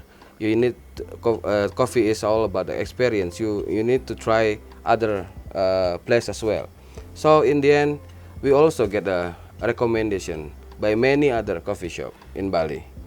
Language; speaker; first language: English; non-native, learner; Indonesian